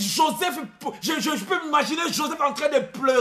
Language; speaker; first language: French; non-native, local second language; Lingala